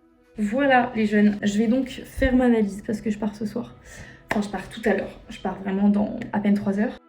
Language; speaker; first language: French; native; French